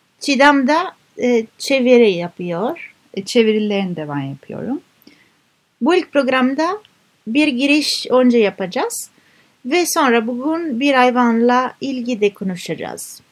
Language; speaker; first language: Turkish; non-native, learner; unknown